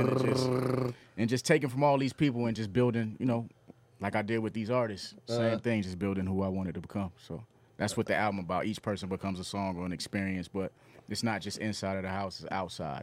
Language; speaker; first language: English; native; English